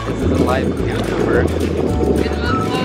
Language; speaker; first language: English; non-native, learner; Czech